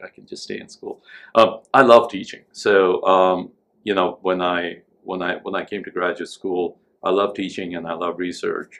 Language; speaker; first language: English; non-native, local second language; Hindi